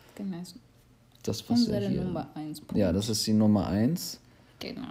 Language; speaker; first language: German; native; German